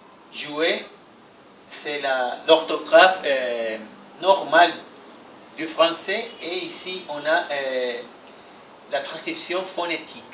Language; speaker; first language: French; non-native, fluent; Spanish